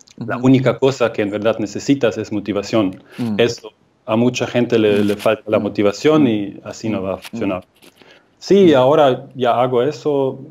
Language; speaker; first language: Spanish; non-native, fluent; Russian